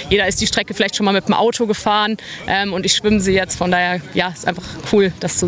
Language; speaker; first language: German; native; German